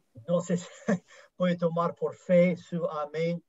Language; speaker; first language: Spanish; non-native, fluent; English